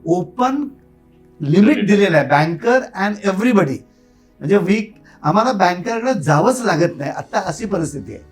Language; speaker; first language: Marathi; native; Marathi